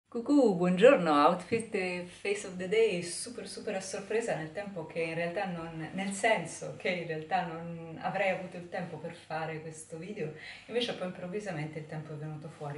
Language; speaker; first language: Italian; native; Italian